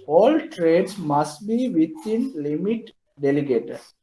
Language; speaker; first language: English; non-native, local second language; Tamil